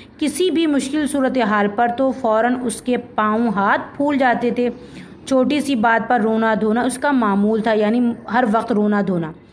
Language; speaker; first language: Urdu; native; Urdu